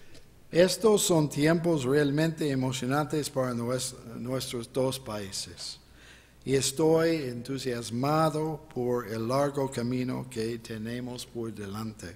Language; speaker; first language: Spanish; non-native, fluent; English